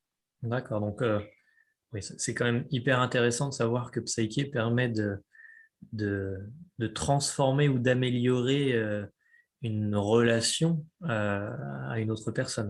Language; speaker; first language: French; native; French